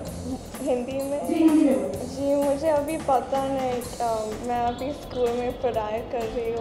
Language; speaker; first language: Hindi; non-native, local second language; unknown